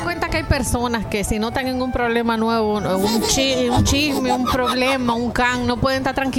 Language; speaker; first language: Spanish; native; Spanish